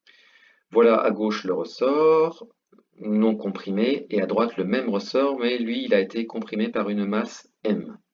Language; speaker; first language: French; native; French